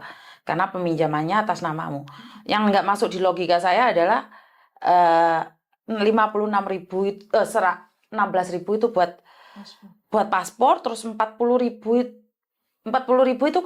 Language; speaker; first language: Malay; non-native, local second language; Javanese